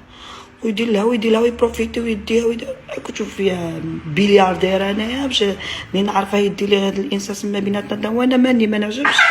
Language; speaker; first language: Arabic; native; Arabic